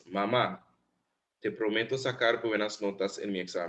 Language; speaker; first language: Spanish; non-native, fluent; English